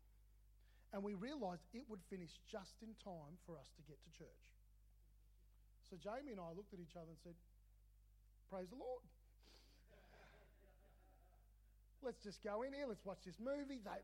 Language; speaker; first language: English; native; English